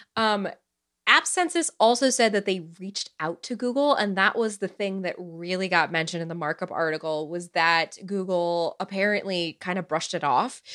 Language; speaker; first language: English; early bilingual, other home language; Romanian